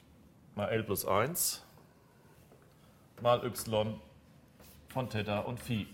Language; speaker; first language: German; native; German